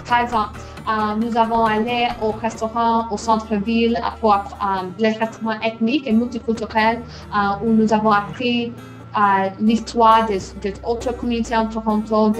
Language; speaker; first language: French; non-native, fluent; English